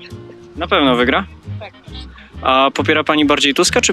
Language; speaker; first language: Polish; native; Polish